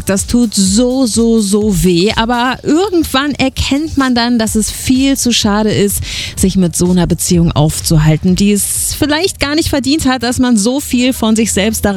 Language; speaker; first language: German; native; German